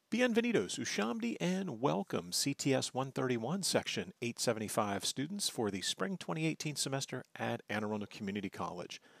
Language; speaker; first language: English; native; English